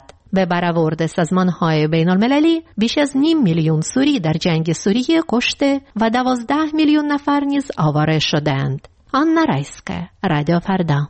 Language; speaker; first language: Persian; native; Persian